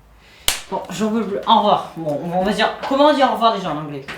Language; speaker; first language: French; native; French